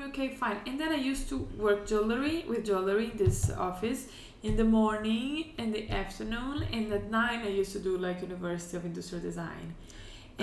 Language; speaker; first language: English; non-native, fluent; Portuguese